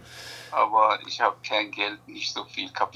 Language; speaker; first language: German; non-native, learner; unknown